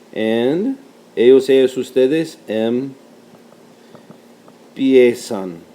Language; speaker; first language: Spanish; non-native, fluent; English